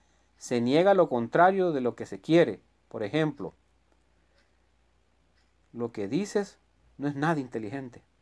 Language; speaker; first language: Spanish; native; Spanish